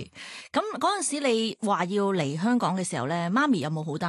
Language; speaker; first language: Cantonese; native; Cantonese